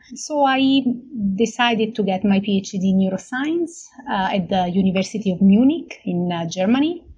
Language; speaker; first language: English; non-native, fluent; Italian